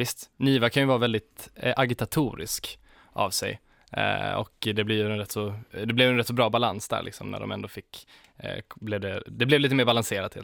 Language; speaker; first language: Swedish; native; Swedish